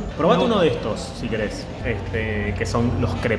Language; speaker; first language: Spanish; native; Spanish